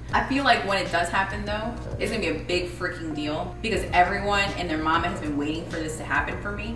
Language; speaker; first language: English; early bilingual, other home language; Spanish